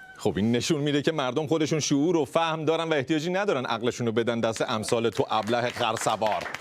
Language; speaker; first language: Persian; native; Persian